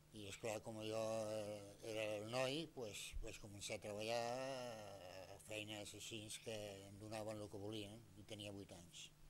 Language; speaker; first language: Catalan; non-native, local second language; Spanish